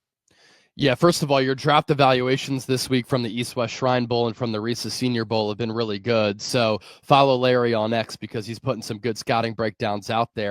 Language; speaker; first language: English; native; English